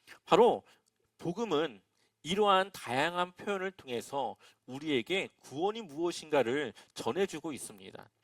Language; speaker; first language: Korean; native; Korean